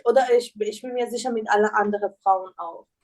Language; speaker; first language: German; non-native, learner; Persian